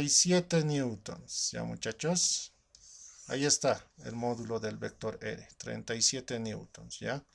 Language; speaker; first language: Spanish; native; Spanish